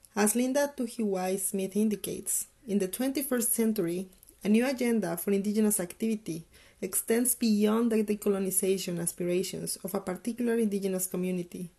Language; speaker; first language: English; non-native, fluent; Spanish